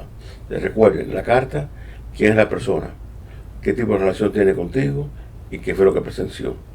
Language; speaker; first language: Spanish; native; Spanish